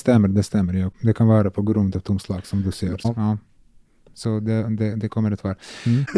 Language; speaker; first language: Swedish; non-native, learner; Serbian